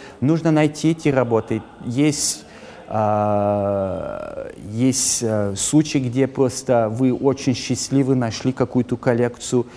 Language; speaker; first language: Russian; early bilingual, heritage; Russian